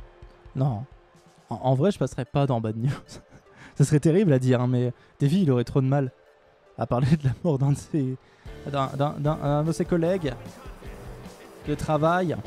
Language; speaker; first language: French; native; French